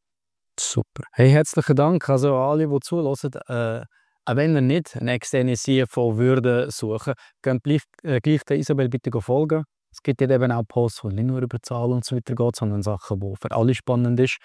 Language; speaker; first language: German; native; German